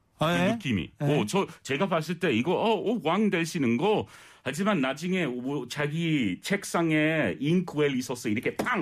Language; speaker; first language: Korean; non-native, learner; English